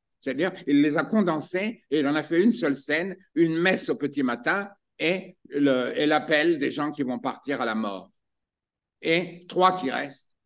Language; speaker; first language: French; native; French